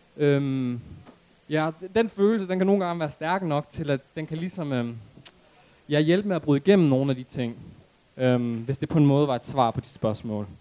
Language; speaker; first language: Danish; early bilingual, other home language; Arabic